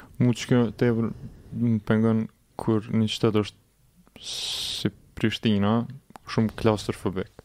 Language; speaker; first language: Albanian; native; Albanian